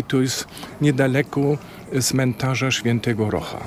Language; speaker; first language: Polish; non-native, fluent; German